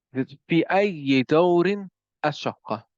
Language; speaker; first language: Arabic; non-native, fluent; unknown